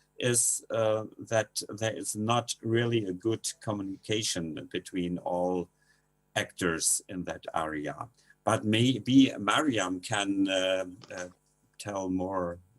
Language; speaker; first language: English; non-native, learner; German